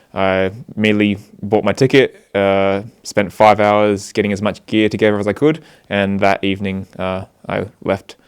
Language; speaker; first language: English; native; English